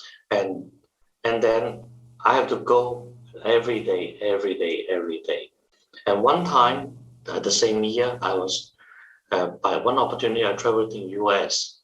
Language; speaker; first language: English; non-native, fluent; Chinese